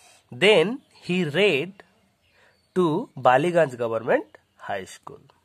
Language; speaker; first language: English; non-native, local second language; Bangla